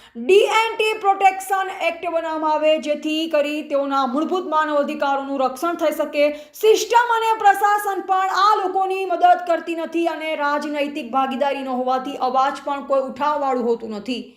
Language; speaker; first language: Gujarati; native; Gujarati